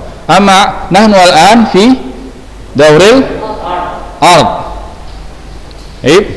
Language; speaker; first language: Arabic; non-native, fluent; Indonesian